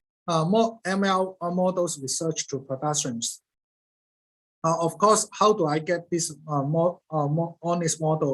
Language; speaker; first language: English; non-native, learner; Cantonese